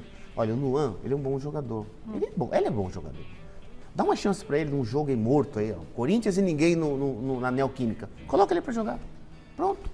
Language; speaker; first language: Portuguese; native; Portuguese